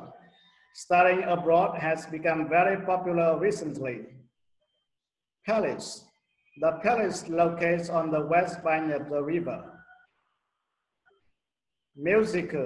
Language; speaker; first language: English; non-native, learner; Vietnamese